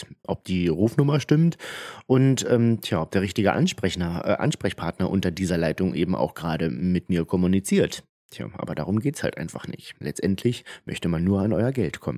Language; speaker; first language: German; native; German